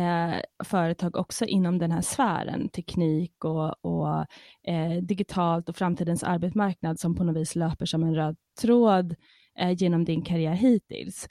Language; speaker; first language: Swedish; native; Swedish